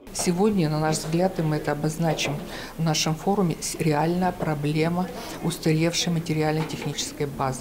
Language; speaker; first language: Russian; native; Russian